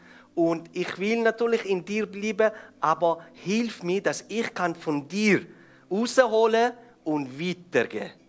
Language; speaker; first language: German; non-native, fluent; Persian